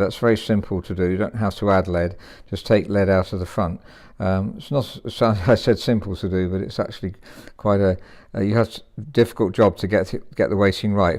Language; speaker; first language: English; native; English